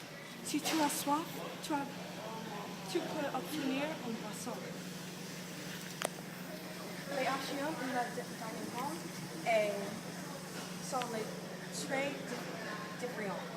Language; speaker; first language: French; non-native, learner; English